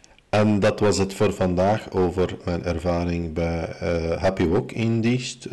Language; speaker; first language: Dutch; non-native, fluent; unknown